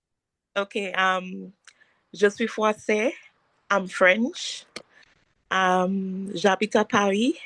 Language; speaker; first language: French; non-native, learner; English